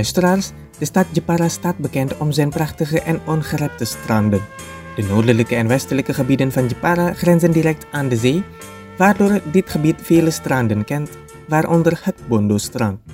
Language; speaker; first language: Dutch; non-native, fluent; Indonesian